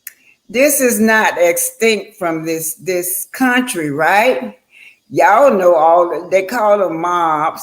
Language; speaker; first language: English; native; English